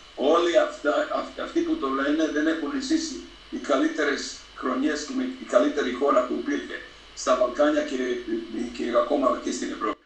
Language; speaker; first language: Greek; non-native, fluent; Serbian